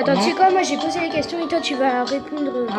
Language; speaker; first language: French; native; French